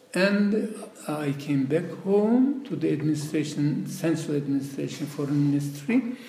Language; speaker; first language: English; non-native, fluent; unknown